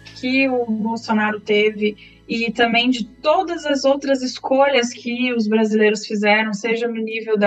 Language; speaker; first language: Portuguese; native; Portuguese